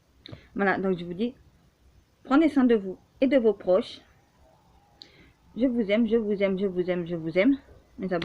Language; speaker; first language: French; native; French